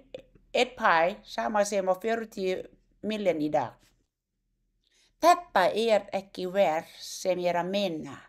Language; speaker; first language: Icelandic; non-native, learner; Thai